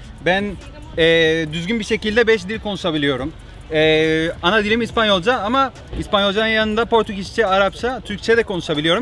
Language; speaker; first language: Turkish; non-native, fluent; Spanish